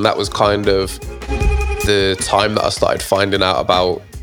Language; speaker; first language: English; native; English